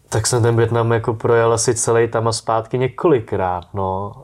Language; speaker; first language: Czech; native; Czech